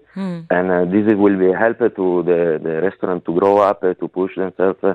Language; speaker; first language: English; non-native, learner; Italian